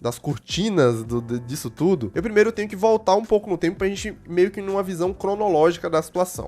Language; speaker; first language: Portuguese; native; Portuguese